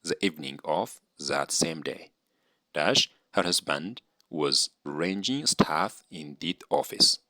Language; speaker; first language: English; non-native, local second language; Amharic